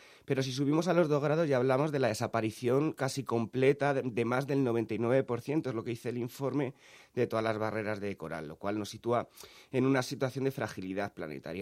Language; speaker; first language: Spanish; native; Spanish